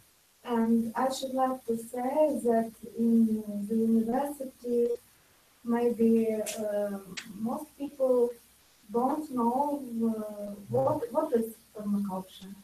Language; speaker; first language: English; non-native, learner; Ukrainian